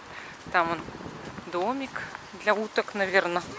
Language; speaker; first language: Russian; native; Russian